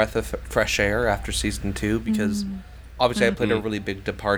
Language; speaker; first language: English; native; English